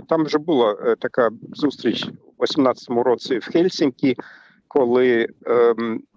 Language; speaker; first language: Ukrainian; non-native, fluent; German